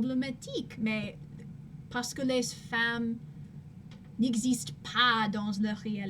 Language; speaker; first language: French; non-native, learner; English